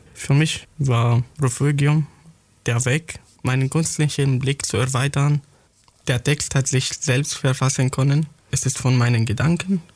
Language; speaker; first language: German; non-native, fluent; Arabic